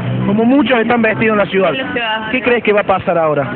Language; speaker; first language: Spanish; native; Spanish